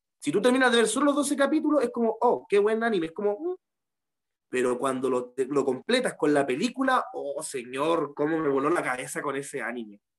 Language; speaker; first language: Spanish; native; Spanish